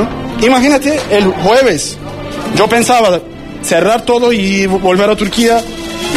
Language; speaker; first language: Spanish; non-native, learner; Turkish